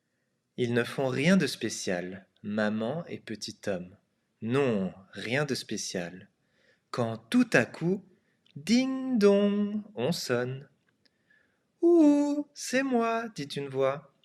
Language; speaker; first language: French; non-native, fluent; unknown